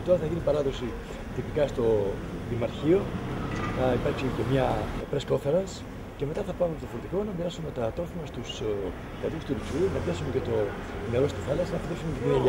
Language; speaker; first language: Greek; native; Greek